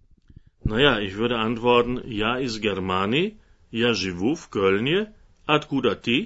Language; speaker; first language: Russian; non-native, learner; German